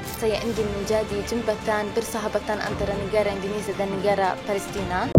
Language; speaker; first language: Indonesian; non-native, learner; Arabic